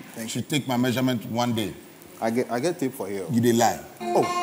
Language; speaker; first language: English; non-native, local second language; Ewe